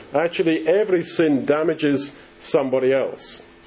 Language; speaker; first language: English; native; English